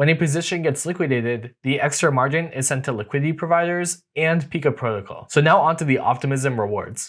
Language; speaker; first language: English; native; English